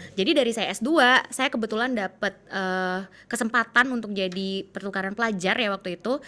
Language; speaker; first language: Indonesian; native; Indonesian